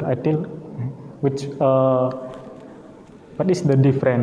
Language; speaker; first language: English; non-native, learner; Indonesian